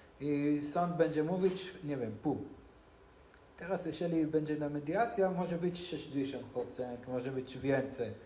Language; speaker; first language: Polish; non-native, learner; Hebrew